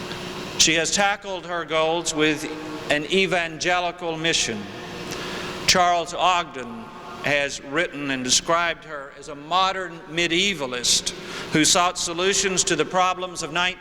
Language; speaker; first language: English; native; English